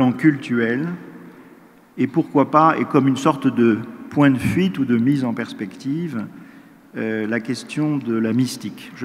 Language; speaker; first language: French; native; French